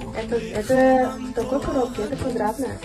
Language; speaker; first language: Russian; early bilingual, other home language; Tajik